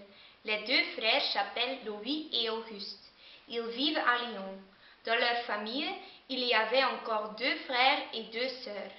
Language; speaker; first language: French; non-native, learner; Dutch